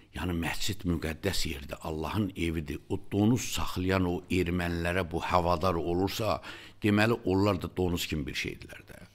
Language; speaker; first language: Azerbaijani; native; Azerbaijani